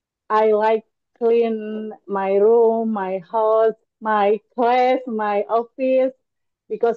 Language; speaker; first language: English; non-native, learner; Indonesian